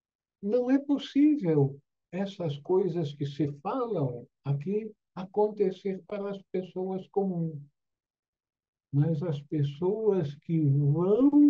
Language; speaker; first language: Portuguese; native; Portuguese